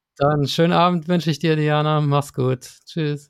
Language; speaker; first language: German; native; German